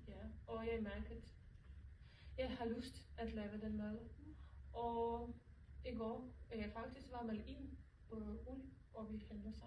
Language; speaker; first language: Danish; non-native, learner; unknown